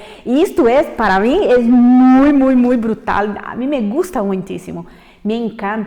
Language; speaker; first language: Spanish; non-native, fluent; Portuguese